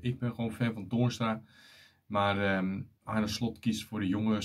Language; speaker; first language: Dutch; native; Dutch